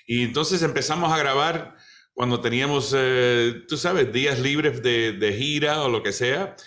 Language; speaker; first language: Spanish; early bilingual, other home language; English